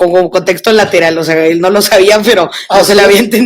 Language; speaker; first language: Spanish; native; Spanish